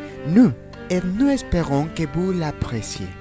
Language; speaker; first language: French; non-native, learner; Spanish